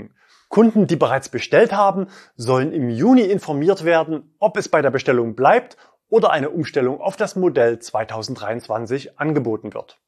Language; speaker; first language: German; native; German